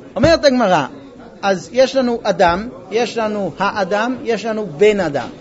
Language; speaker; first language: Hebrew; non-native, fluent; English